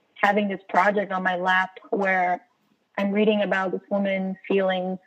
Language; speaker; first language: English; non-native, fluent; Portuguese